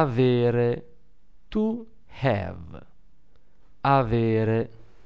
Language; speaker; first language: Italian; non-native, fluent; English